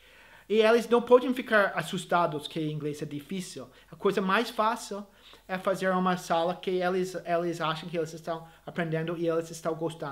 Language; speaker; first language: Portuguese; non-native, fluent; English